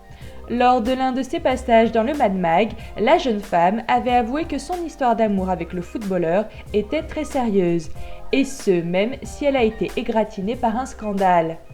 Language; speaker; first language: French; native; French